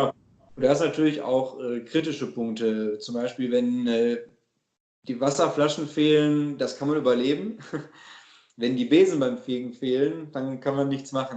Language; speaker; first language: German; native; German